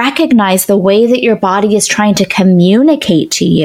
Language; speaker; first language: English; native; English